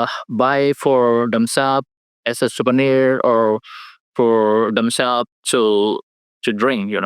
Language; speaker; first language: English; non-native, learner; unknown